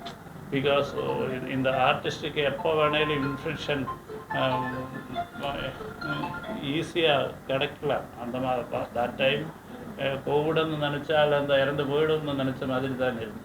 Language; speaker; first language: Tamil; non-native, learner; Malayalam